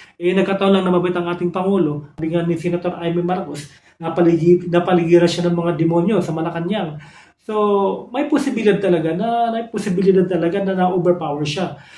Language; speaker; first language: Filipino; non-native, local second language; Cebuano